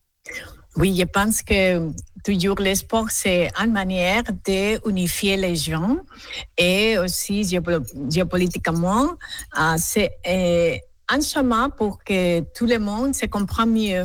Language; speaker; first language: French; non-native, learner; Spanish